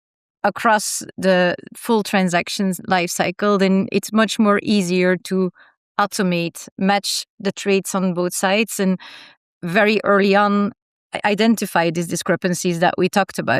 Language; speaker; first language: English; non-native, fluent; German